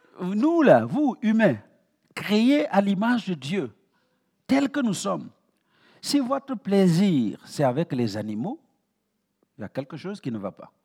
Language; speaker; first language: French; non-native, local second language; Mossi